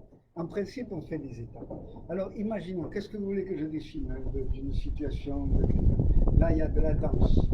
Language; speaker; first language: French; native; French